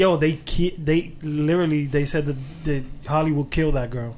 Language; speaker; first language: English; early bilingual, other home language; Spanish